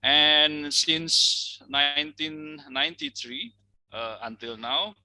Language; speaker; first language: English; non-native, fluent; Indonesian